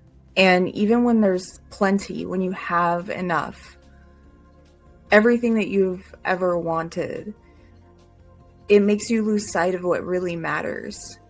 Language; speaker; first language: English; native; English